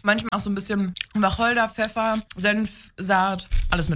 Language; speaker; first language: German; native; German